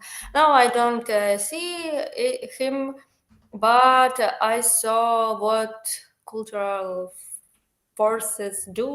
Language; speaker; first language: English; non-native, learner; Ukrainian